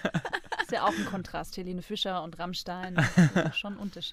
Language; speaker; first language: German; native; German